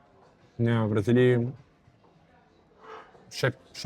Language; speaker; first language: Polish; non-native, fluent; Portuguese